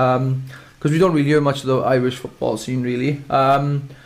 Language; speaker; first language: English; native; English